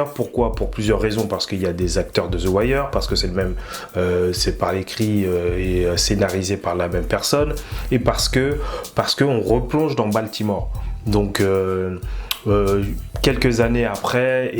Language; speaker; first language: French; native; French